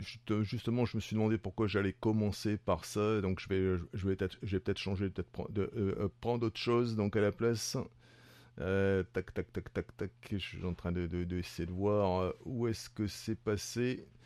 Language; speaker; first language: French; native; French